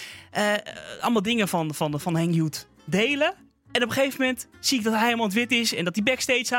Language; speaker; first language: Dutch; native; Dutch